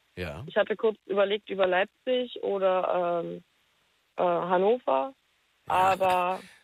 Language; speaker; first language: German; native; German